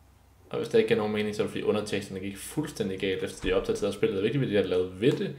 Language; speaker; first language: Danish; native; Danish